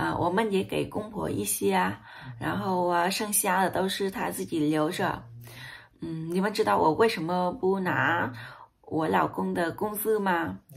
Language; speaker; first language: Chinese; non-native, fluent; Vietnamese